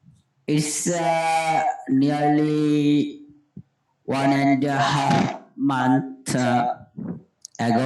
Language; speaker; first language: English; non-native, learner; Bangla